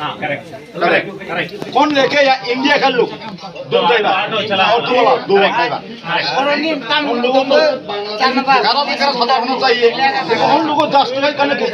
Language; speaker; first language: Hindi; non-native, local second language; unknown